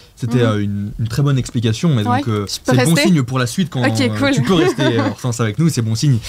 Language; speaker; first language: French; native; French